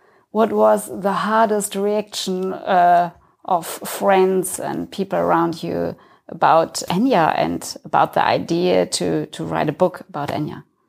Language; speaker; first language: English; non-native, fluent; German